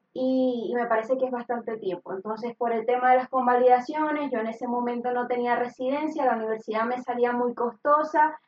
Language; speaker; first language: Spanish; native; Spanish